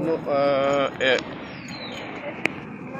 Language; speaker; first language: Spanish; non-native, learner; Bulgarian